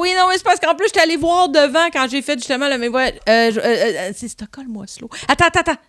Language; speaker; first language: French; native; French